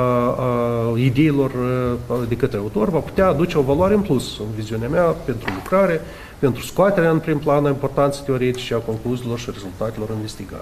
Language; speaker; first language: Romanian; native; Romanian